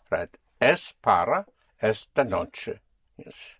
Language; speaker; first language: Spanish; non-native, fluent; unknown